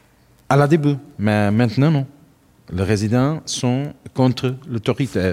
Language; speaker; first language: French; non-native, learner; Portuguese